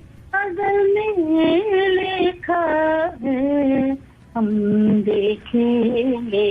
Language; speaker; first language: Hindi; non-native, local second language; Tamil